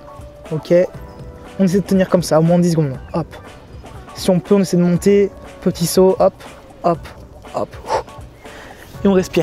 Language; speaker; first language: French; native; French